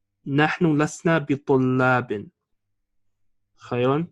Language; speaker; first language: Arabic; non-native, fluent; English